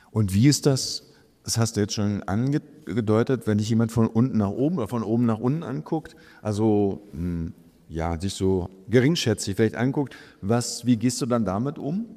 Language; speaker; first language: German; native; German